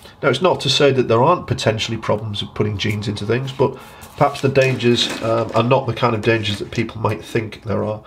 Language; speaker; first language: English; native; English